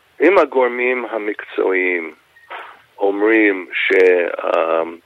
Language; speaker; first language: Hebrew; non-native, fluent; English